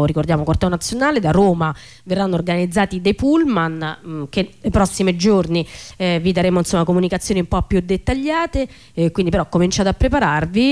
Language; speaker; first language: Italian; native; Italian